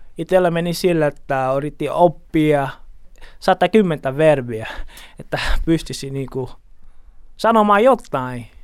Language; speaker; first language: Finnish; non-native, learner; Portuguese